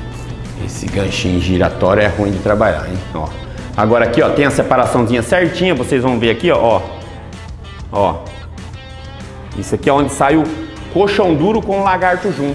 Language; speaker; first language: Portuguese; native; Portuguese